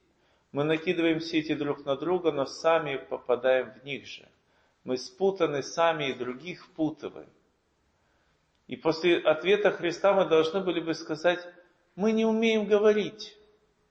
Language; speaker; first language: Russian; native; Russian